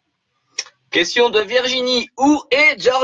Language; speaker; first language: French; native; French